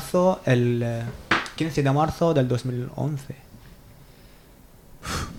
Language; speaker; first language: Spanish; non-native, learner; Arabic